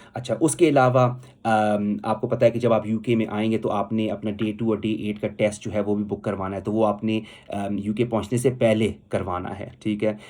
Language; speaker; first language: Urdu; non-native, local second language; Punjabi